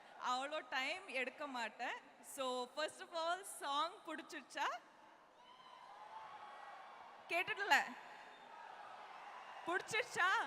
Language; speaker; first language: Tamil; non-native, local second language; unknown